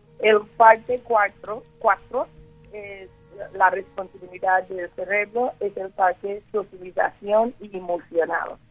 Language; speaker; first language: Spanish; non-native, learner; English